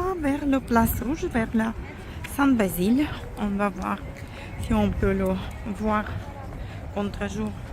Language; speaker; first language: French; non-native, fluent; Russian